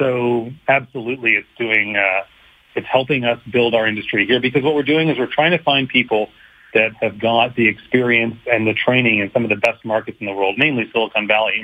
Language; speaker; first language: English; native; English